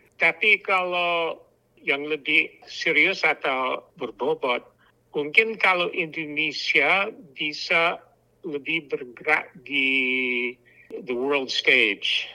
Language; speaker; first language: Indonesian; non-native, fluent; English